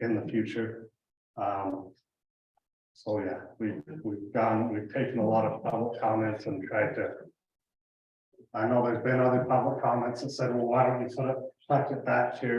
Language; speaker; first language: English; native; English